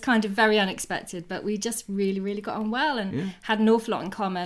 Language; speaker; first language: English; native; English